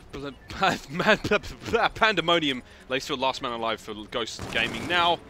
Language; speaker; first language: English; native; English